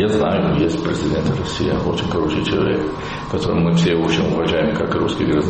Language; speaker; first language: Russian; non-native, learner; Italian